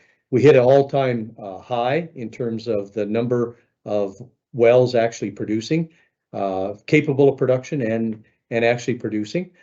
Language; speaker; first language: English; native; English